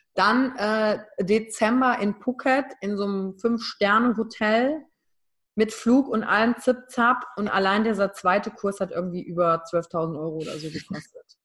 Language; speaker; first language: German; native; German